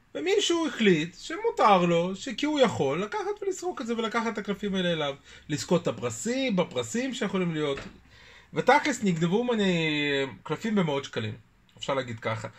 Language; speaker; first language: Hebrew; early bilingual, other home language; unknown